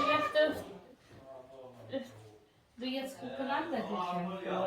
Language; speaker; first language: German; non-native, learner; Ukrainian